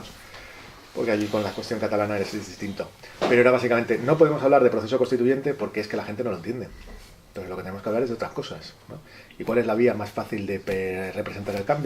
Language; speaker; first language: Spanish; native; Spanish